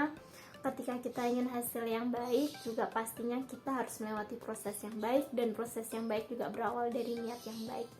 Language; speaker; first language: Indonesian; native; Indonesian